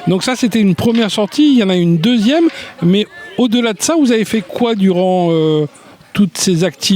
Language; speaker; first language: French; native; French